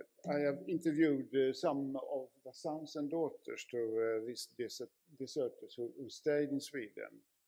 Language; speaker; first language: English; non-native, fluent; Swedish